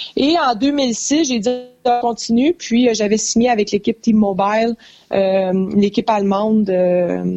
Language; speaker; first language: French; native; French